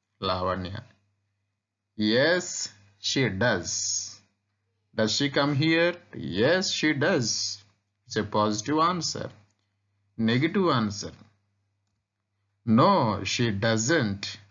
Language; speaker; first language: English; non-native, local second language; Telugu